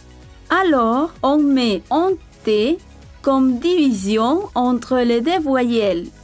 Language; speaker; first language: French; non-native, fluent; Spanish